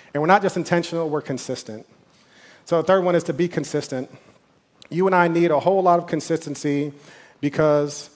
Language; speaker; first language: English; native; English